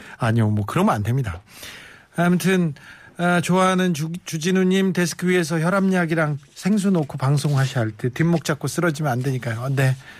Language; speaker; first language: Korean; native; Korean